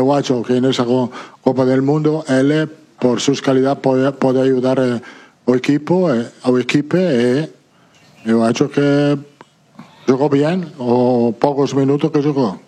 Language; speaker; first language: Portuguese; non-native, fluent; Italian